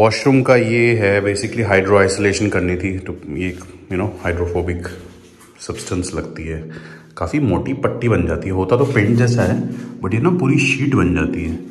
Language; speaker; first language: Hindi; native; Hindi